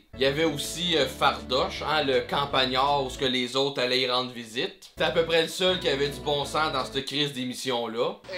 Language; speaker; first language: French; native; French